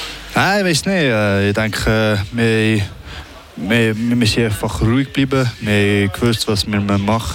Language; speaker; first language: German; non-native, local second language; French